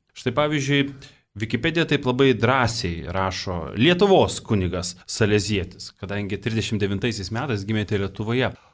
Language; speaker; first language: Lithuanian; native; Lithuanian